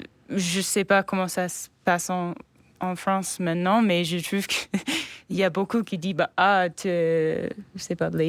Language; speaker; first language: French; non-native, fluent; English